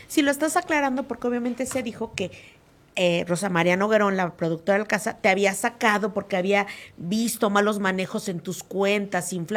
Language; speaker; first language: Spanish; native; Spanish